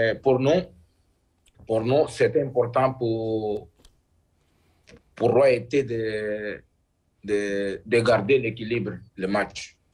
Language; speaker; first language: French; non-native, learner; Portuguese